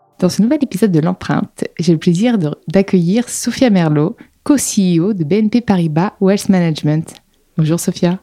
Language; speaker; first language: French; native; French